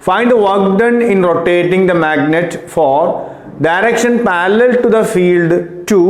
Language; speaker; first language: English; non-native, local second language; Malayalam